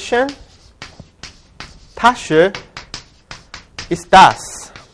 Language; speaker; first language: German; non-native, fluent; Korean